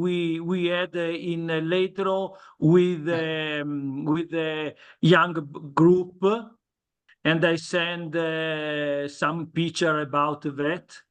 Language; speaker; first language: English; non-native, learner; Italian